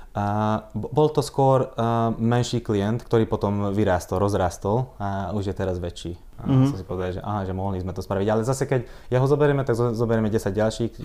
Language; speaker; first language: Slovak; non-native, local second language; Hungarian